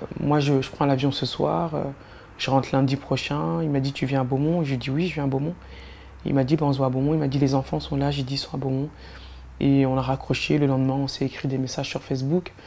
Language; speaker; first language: French; native; French